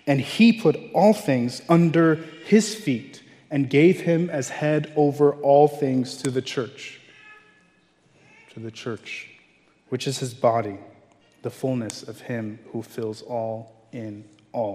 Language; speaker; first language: English; non-native, local second language; Yoruba